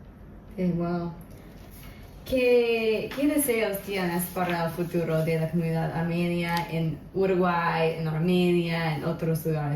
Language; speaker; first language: Spanish; non-native, local second language; English